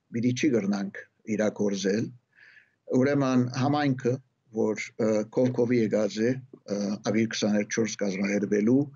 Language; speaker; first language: Armenian; early bilingual, heritage; Armenian